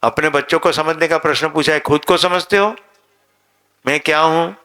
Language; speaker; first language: Hindi; non-native, local second language; Gujarati